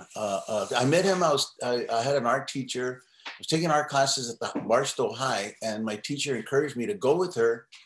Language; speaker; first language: English; native; English